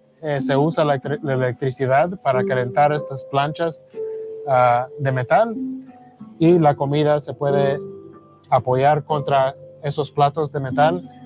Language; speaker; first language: Spanish; early bilingual, heritage; Spanish